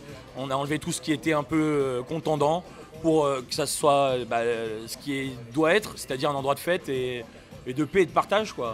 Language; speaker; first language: French; native; French